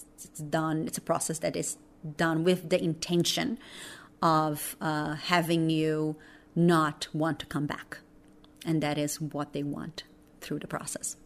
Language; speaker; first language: English; non-native, fluent; Portuguese